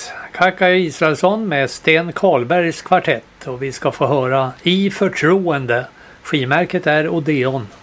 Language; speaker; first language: Swedish; native; Swedish